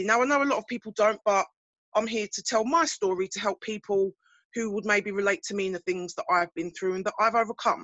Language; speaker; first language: English; native; English